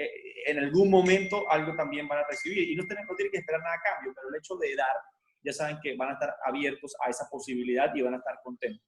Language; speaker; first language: Spanish; native; Spanish